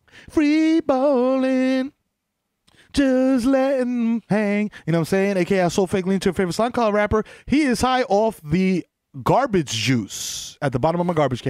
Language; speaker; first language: English; early bilingual, other home language; Spanish